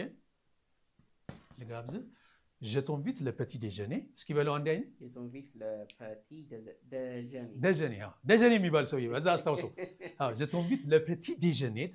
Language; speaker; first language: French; non-native, fluent; Amharic